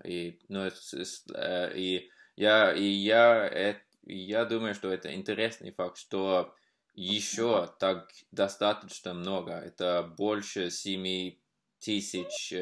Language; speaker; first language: Russian; non-native, fluent; Norwegian